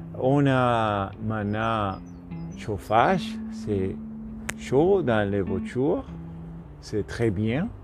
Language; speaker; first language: French; non-native, learner; Spanish